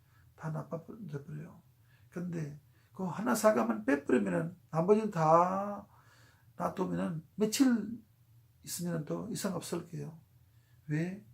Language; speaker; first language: Korean; non-native, fluent; Urdu